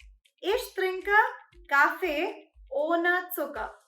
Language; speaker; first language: German; non-native, learner; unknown